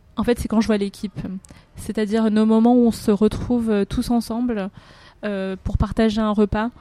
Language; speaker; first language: French; native; French